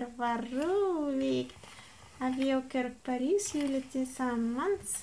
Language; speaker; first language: Swedish; non-native, learner; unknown